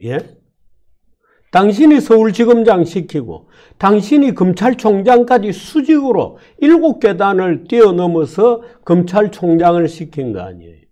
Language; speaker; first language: Korean; native; Korean